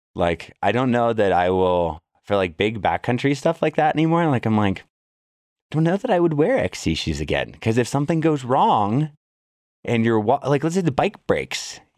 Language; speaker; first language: English; native; English